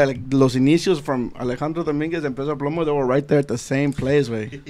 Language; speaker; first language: English; early bilingual, other home language; Spanish